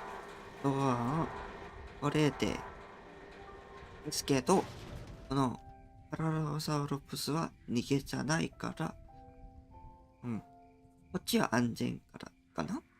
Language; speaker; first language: Japanese; non-native, learner; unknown